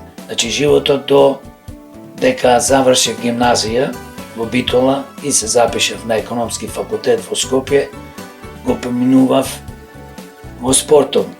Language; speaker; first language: Macedonian; native; Macedonian